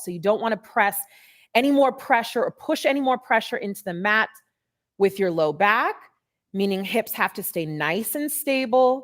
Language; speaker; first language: English; native; English